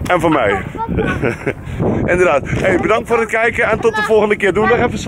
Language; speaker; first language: Dutch; native; Dutch